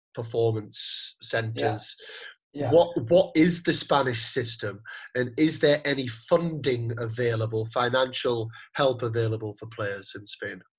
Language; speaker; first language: English; native; English